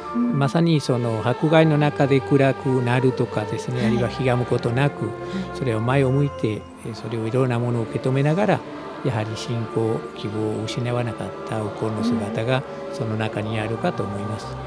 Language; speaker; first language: Japanese; non-native, fluent; Spanish